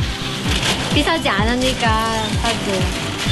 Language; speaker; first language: Korean; non-native, learner; Vietnamese